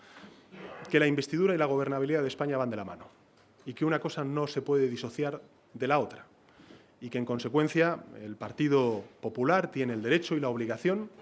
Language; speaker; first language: Spanish; native; Spanish